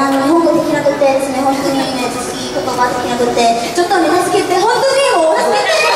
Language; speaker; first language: Japanese; non-native, learner; Thai